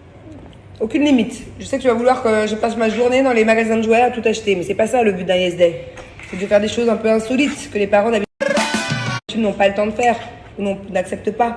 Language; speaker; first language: French; native; French